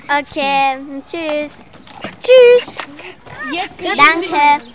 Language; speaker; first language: German; non-native, local second language; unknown